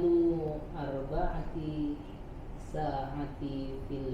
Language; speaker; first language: Arabic; non-native, learner; Indonesian